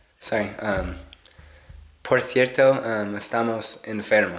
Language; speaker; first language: Spanish; non-native, learner; English